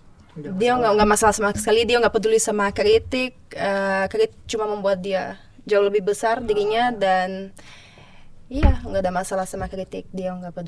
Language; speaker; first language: Indonesian; non-native, fluent; Portuguese